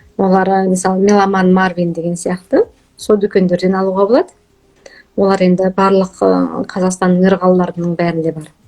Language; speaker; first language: Kazakh; early bilingual, heritage; Kazakh